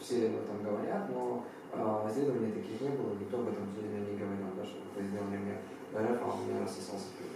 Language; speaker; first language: Russian; native; Russian